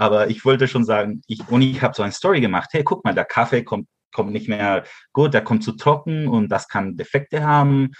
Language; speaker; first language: German; early bilingual, heritage; Spanish